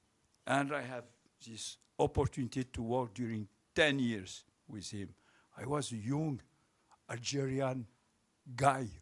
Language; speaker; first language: English; non-native, local second language; French